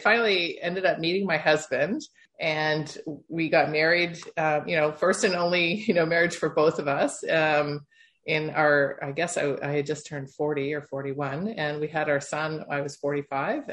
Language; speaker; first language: English; native; English